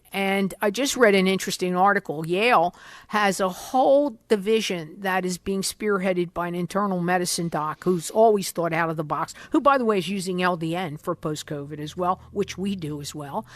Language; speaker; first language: English; native; English